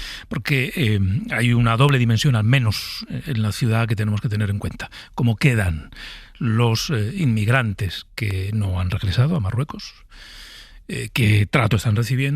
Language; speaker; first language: Spanish; native; Spanish